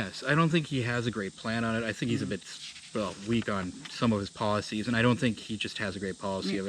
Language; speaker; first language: English; native; English